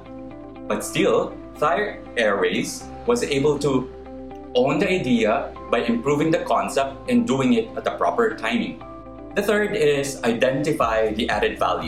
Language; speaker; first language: English; non-native, local second language; Filipino